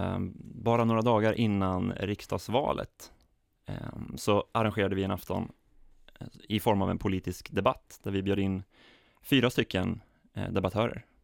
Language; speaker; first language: Swedish; native; Swedish